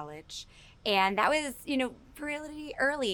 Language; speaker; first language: English; native; English